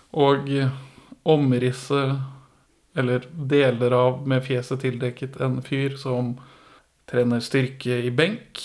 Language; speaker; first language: Norwegian; early bilingual, other home language; Persian